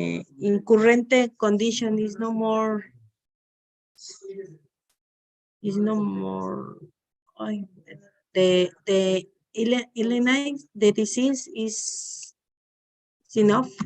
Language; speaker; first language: English; non-native, learner; Spanish